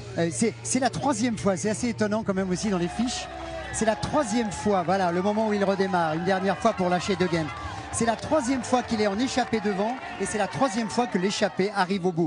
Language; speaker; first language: French; native; French